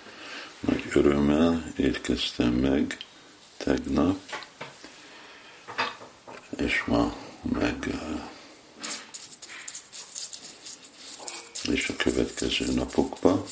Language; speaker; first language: Hungarian; non-native, fluent; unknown